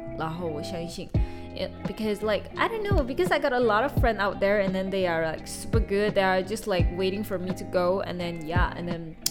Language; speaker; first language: English; non-native, local second language; Chinese